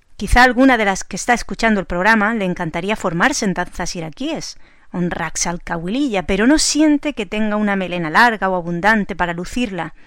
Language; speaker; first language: Spanish; native; Spanish